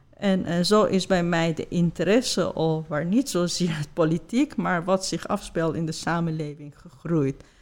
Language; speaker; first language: Dutch; non-native, fluent; Persian